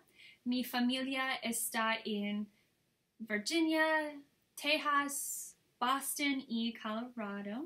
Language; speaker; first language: Spanish; non-native, learner; English